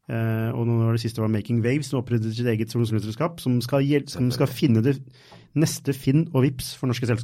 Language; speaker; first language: Norwegian; native; Norwegian